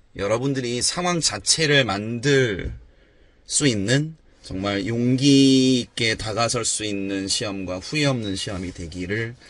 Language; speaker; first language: Korean; native; Korean